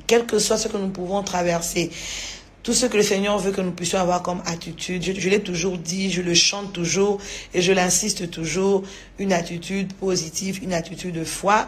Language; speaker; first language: French; non-native, local second language; Lingala